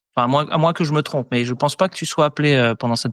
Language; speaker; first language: French; native; French